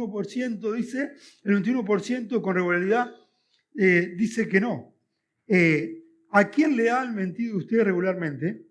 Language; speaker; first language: Spanish; native; Spanish